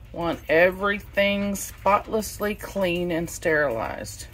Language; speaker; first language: English; native; English